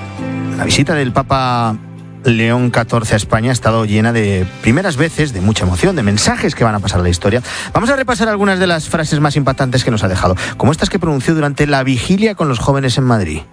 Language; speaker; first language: Spanish; native; Spanish